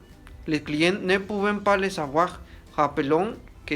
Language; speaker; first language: French; non-native, learner; Spanish